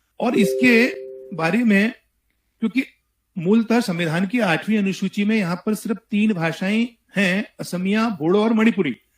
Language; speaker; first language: Hindi; native; Hindi